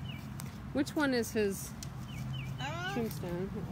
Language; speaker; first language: English; native; English